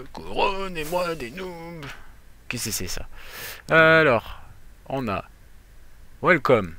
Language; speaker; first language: French; native; French